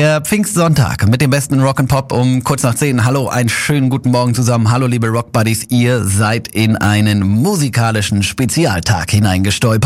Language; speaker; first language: German; native; German